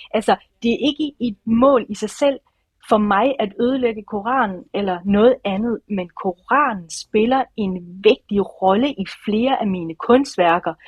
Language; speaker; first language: Danish; early bilingual, other home language; Persian